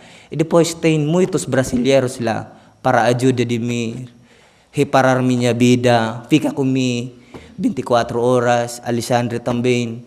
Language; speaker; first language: Portuguese; non-native, learner; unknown